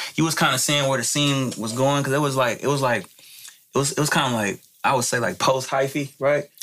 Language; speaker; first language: English; native; English